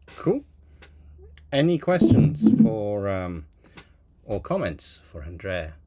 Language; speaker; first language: English; native; English